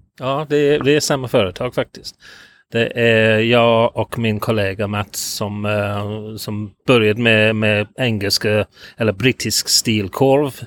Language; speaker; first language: Swedish; non-native, fluent; English